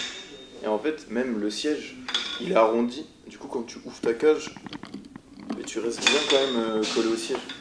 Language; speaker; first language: French; native; French